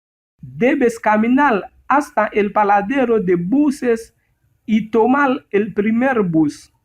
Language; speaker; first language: Spanish; non-native, learner; Haitian Creole